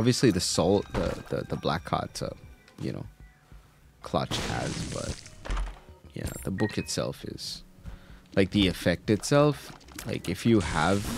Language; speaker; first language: English; native; English